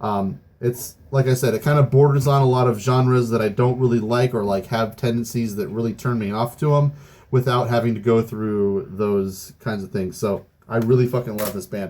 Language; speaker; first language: English; native; English